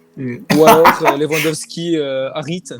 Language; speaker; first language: French; native; French